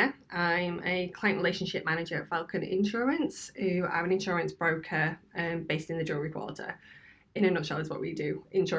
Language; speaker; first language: English; native; English